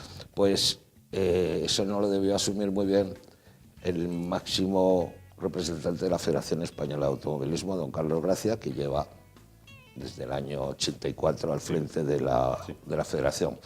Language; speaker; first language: Spanish; native; Spanish